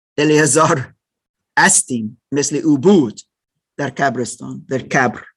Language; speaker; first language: Persian; non-native, learner; German